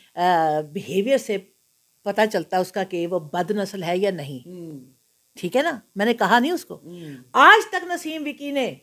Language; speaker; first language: Urdu; non-native, local second language; Punjabi